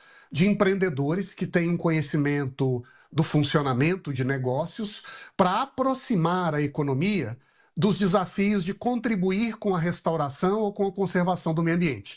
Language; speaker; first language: Portuguese; native; Portuguese